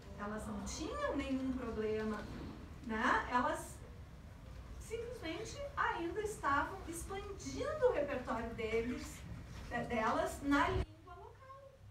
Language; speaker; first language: Portuguese; native; Portuguese